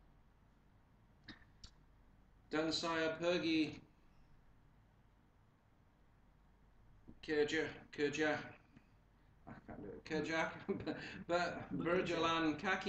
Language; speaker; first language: Indonesian; non-native, learner; English